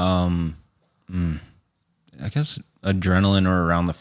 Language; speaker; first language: English; native; English